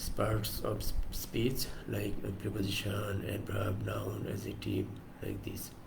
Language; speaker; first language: English; non-native, local second language; Bangla